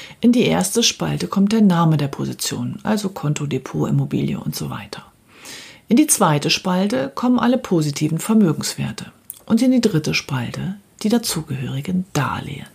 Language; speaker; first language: German; native; German